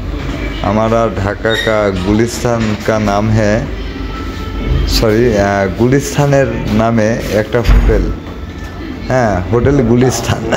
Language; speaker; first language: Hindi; non-native, learner; Bangla